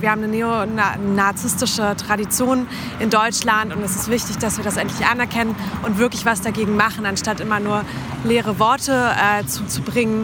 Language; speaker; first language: German; native; German